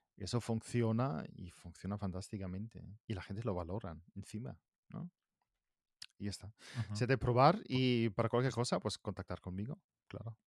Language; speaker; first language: Spanish; non-native, fluent; German